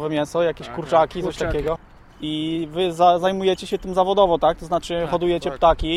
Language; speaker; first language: Polish; native; Polish